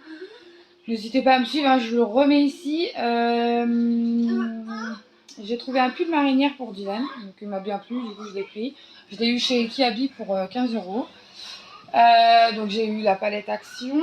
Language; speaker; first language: French; native; French